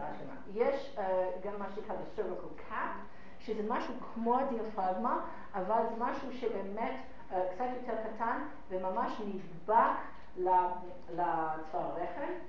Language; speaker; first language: Hebrew; non-native, fluent; English